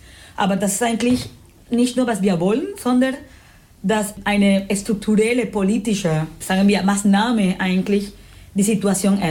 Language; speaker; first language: German; non-native, fluent; Spanish